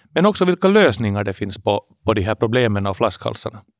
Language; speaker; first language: Swedish; non-native, local second language; Finnish